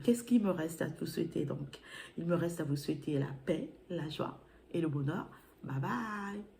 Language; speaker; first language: French; native; French